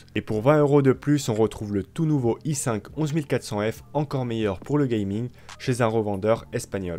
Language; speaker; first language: French; native; French